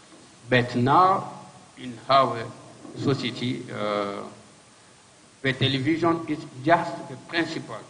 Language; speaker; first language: English; non-native, learner; French